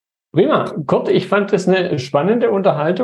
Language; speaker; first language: German; native; German